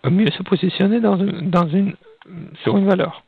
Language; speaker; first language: French; non-native, fluent; Russian